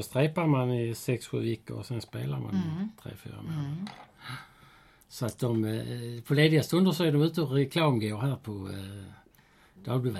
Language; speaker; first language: Swedish; native; Swedish